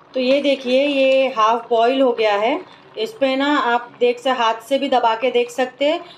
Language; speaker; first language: Hindi; native; Hindi